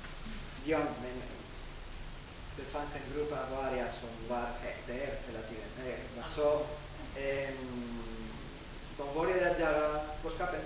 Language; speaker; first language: Swedish; non-native, learner; Spanish